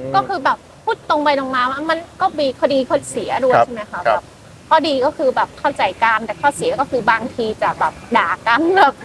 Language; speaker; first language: Thai; non-native, fluent; Vietnamese